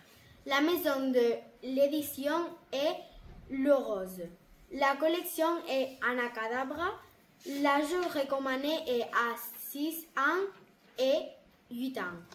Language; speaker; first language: French; non-native, learner; Catalan